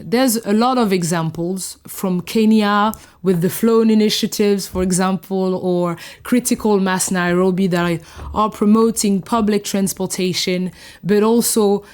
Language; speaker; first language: English; non-native, fluent; French